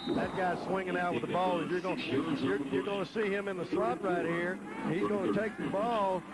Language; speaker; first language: English; native; English